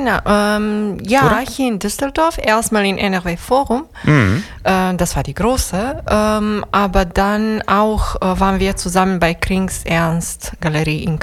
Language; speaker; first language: German; non-native, fluent; Serbian